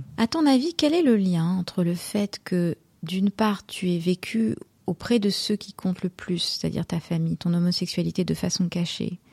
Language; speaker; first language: French; native; French